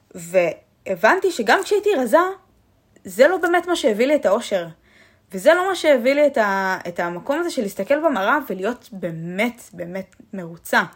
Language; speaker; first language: Hebrew; native; Hebrew